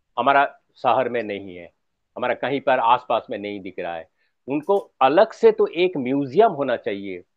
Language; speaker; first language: Hindi; non-native, local second language; Bangla